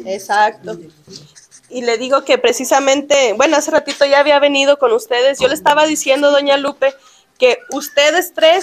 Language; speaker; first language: Spanish; native; Spanish